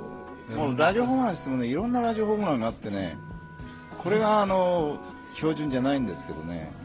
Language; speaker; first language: Japanese; native; Japanese